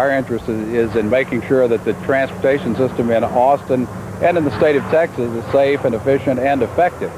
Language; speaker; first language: English; native; English